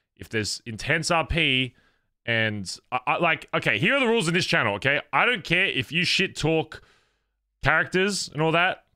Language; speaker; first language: English; native; English